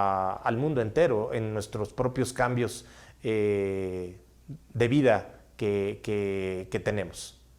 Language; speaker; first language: Spanish; native; Spanish